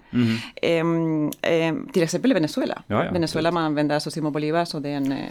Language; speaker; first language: Swedish; non-native, learner; Spanish